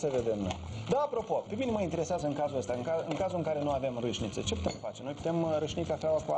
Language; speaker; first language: Romanian; native; Romanian